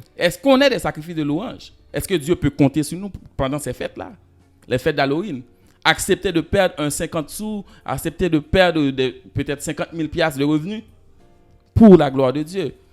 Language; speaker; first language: French; non-native, local second language; Haitian Creole